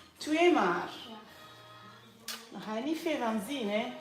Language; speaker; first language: Dutch; non-native, fluent; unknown